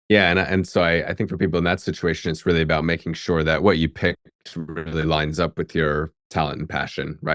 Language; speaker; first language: English; native; English